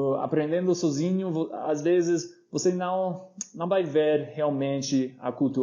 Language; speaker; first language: Portuguese; non-native, fluent; English